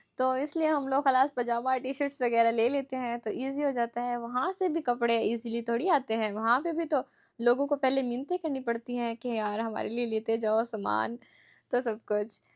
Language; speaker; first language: Urdu; native; Urdu